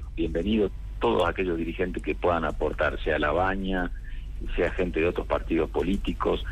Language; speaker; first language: Spanish; native; Spanish